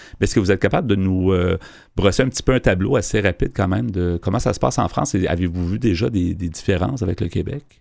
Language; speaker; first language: French; native; French